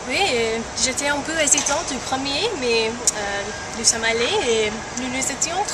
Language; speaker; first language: French; non-native, learner; English